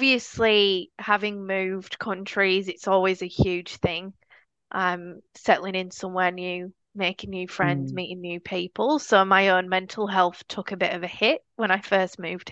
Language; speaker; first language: English; native; English